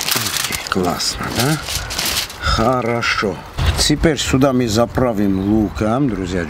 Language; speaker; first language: Russian; non-native, fluent; Armenian